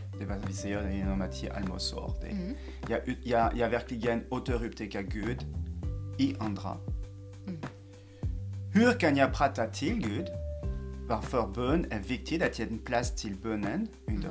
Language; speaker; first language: Swedish; non-native, fluent; French